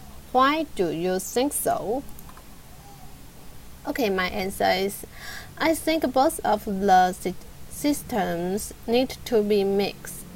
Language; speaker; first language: English; non-native, learner; Chinese